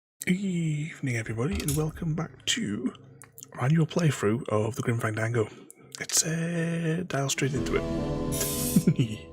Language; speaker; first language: English; native; English